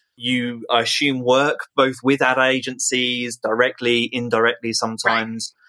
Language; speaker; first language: English; native; English